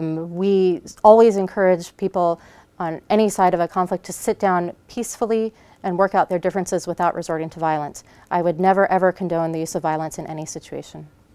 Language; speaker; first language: English; native; English